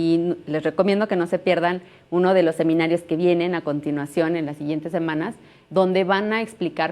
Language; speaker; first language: Spanish; native; Spanish